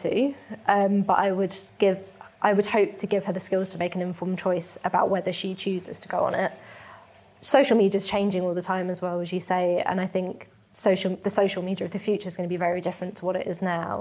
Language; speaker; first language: English; native; English